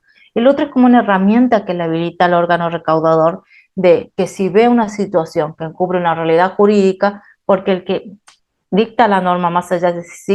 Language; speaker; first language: Spanish; native; Spanish